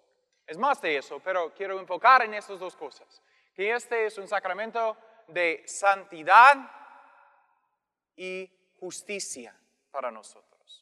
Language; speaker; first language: Spanish; non-native, fluent; English